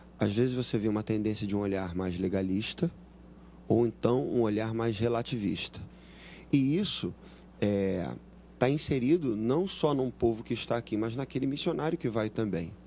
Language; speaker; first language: Portuguese; native; Portuguese